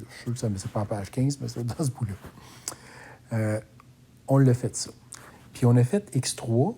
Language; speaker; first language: French; native; French